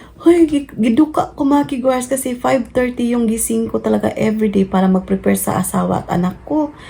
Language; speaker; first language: Filipino; non-native, local second language; Cebuano